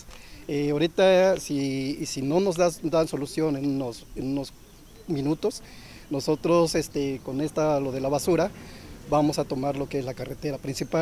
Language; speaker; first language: Spanish; native; Spanish